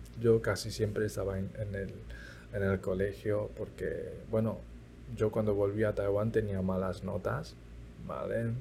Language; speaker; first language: Spanish; early bilingual, other home language; Chinese